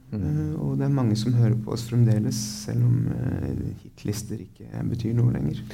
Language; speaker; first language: Norwegian; native; Norwegian